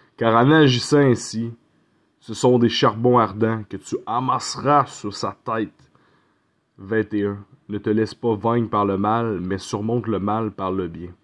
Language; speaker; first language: French; native; French